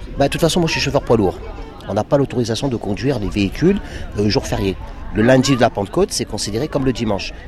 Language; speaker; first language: French; early bilingual, other home language; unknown